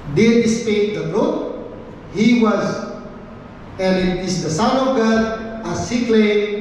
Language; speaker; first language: English; non-native, local second language; Filipino